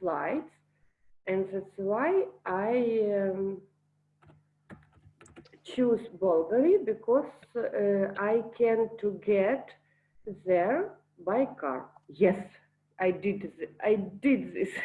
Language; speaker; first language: English; non-native, learner; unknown